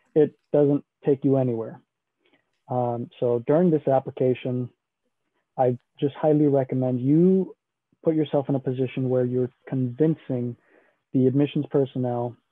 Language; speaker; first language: English; native; English